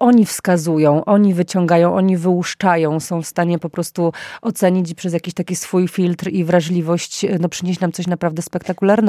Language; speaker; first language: Polish; native; Polish